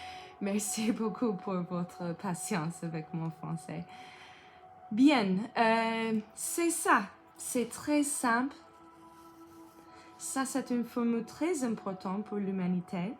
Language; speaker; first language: French; non-native, learner; English